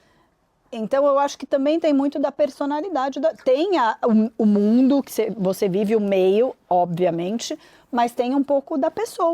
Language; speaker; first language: Portuguese; native; Portuguese